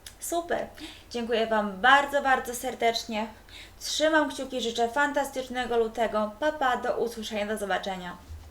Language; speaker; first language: Polish; native; Polish